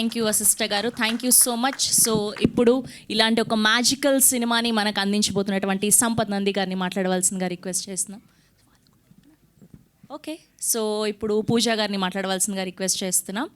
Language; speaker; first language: Telugu; native; Telugu